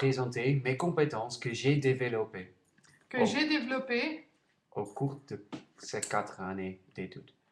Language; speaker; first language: French; non-native, learner; Dutch